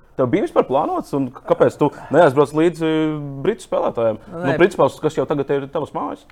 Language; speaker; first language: Latvian; native; Latvian